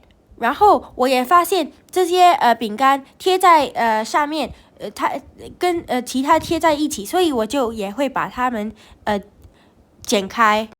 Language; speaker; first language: Chinese; non-native, learner; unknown